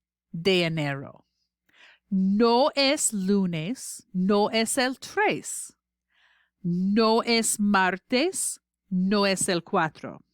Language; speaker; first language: Spanish; non-native, fluent; English